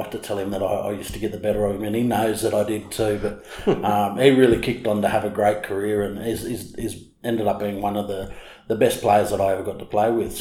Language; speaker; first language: English; native; English